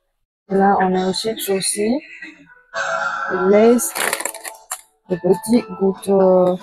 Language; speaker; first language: French; non-native, fluent; Chinese